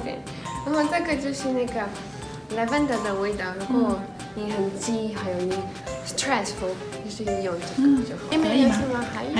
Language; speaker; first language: Chinese; non-native, learner; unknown